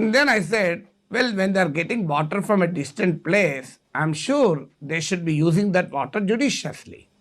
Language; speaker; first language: English; non-native, local second language; Telugu